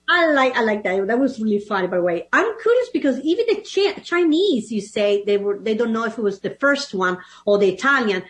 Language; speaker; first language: English; non-native, fluent; Italian